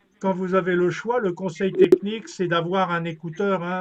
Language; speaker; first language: French; native; French